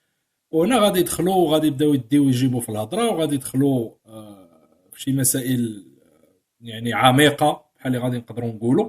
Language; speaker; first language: Arabic; native; Arabic